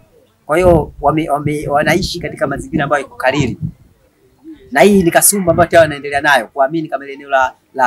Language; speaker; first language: Swahili; native; Swahili